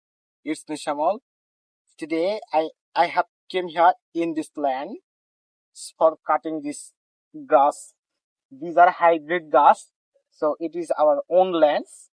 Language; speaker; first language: English; non-native, learner; Bangla